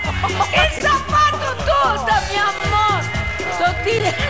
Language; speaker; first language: Spanish; native; Spanish